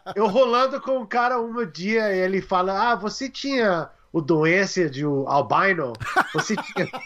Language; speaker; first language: Portuguese; non-native, learner; English